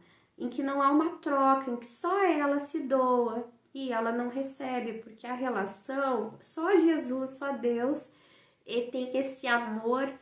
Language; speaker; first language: Portuguese; native; Portuguese